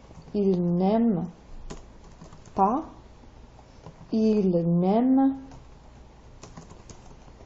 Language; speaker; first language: French; non-native, fluent; English